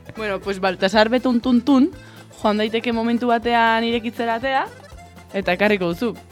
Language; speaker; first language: Basque; non-native, local second language; Spanish